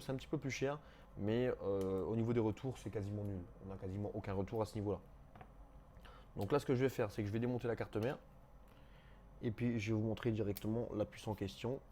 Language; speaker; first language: French; native; French